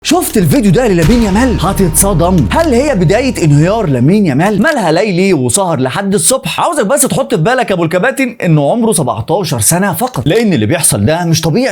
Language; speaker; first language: Arabic; native; Arabic